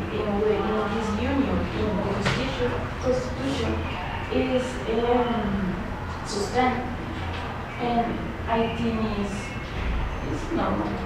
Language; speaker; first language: English; non-native, learner; Spanish